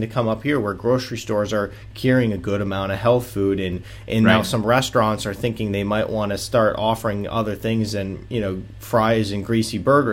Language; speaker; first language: English; native; English